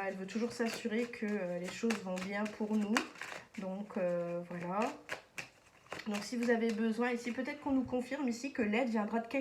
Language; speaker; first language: French; native; French